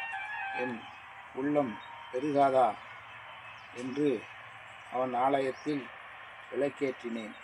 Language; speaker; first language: Tamil; native; Tamil